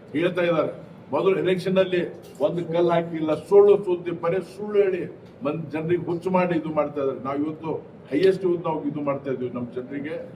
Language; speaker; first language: Kannada; non-native, local second language; Lambadi